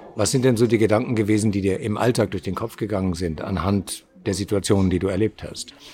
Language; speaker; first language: German; native; German